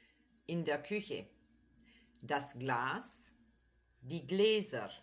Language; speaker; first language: German; native; German